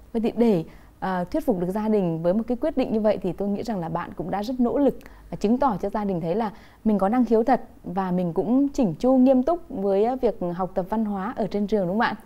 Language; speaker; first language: Vietnamese; native; Vietnamese